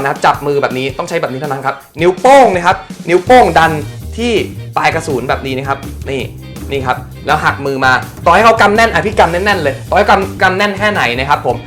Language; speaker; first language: Thai; native; Thai